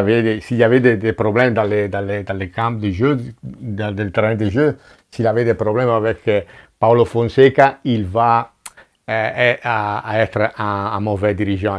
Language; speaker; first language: French; non-native, fluent; Italian